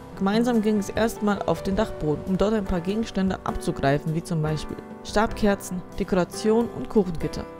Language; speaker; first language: German; native; German